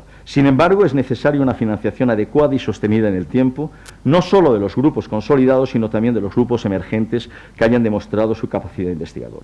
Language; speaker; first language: Spanish; native; Spanish